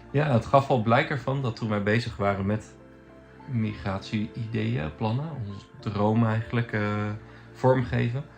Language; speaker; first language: Dutch; native; Dutch